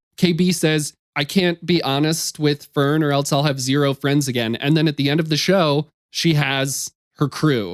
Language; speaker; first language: English; native; English